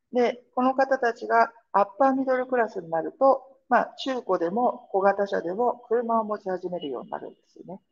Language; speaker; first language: Japanese; native; Japanese